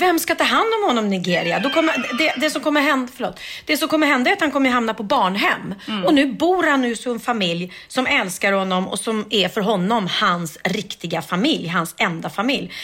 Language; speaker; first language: Swedish; native; Swedish